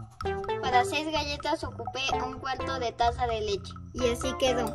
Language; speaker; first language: Spanish; native; Spanish